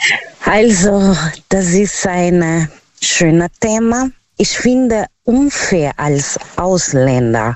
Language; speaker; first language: German; non-native, fluent; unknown